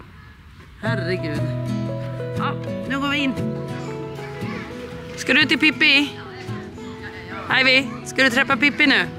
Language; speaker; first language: Swedish; native; Swedish